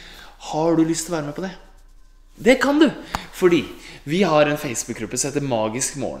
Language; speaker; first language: Norwegian; native; Norwegian